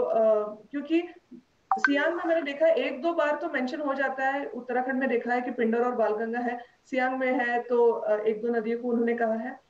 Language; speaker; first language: Hindi; non-native, local second language; Marathi